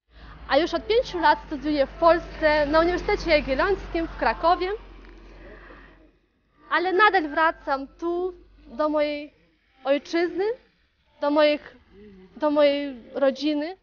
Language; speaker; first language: Polish; early bilingual, heritage; Polish